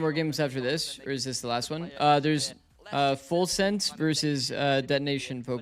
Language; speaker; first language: English; native; English